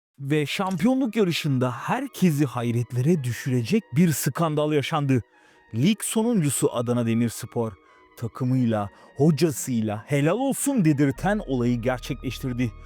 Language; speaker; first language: Turkish; native; Turkish